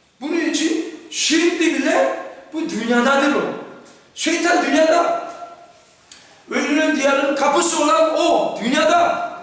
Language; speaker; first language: Turkish; non-native, fluent; Korean